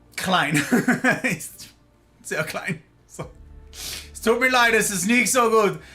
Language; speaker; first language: German; non-native, learner; English